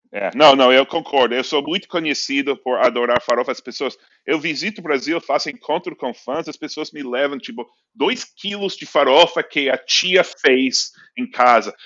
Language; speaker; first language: Portuguese; non-native, fluent; English